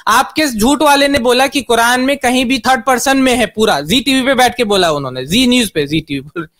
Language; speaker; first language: Hindi; native; Hindi